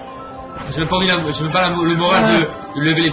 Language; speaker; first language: French; native; French